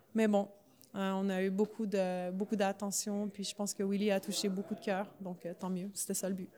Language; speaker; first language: French; native; French